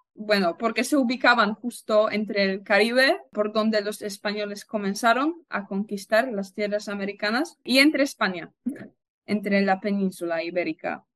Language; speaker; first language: Spanish; non-native, fluent; Polish